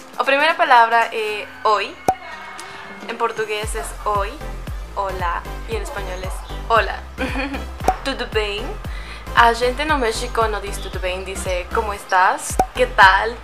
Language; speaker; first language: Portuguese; non-native, learner; Spanish